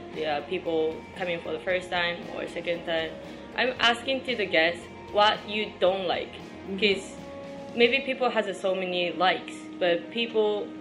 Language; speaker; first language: English; non-native, fluent; Japanese